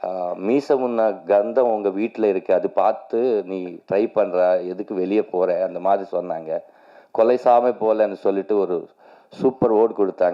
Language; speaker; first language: Tamil; non-native, learner; Telugu